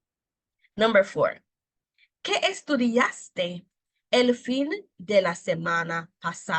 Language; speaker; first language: Spanish; non-native, fluent; English